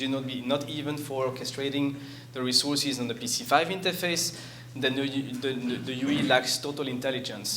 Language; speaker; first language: English; non-native, fluent; French